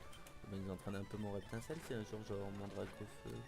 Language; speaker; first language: French; native; French